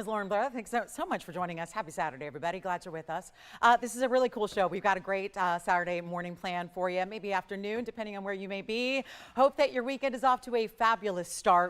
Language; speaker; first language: English; native; English